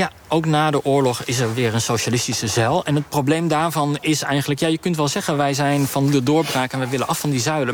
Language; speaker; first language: Dutch; native; Dutch